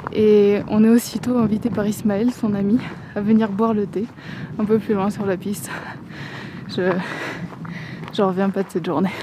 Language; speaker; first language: French; native; French